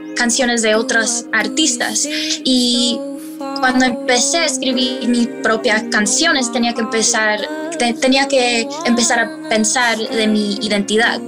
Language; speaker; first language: Spanish; early bilingual, heritage; Spanish